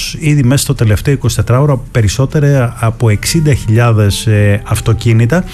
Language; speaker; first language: Greek; native; Greek